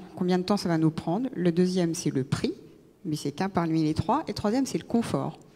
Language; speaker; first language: French; native; French